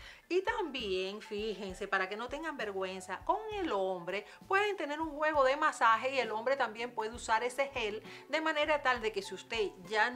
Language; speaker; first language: Spanish; native; Spanish